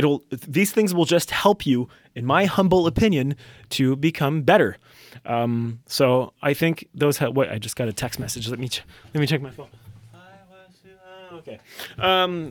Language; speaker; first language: English; non-native, fluent; French